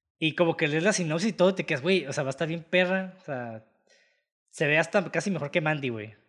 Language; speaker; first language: Spanish; native; Spanish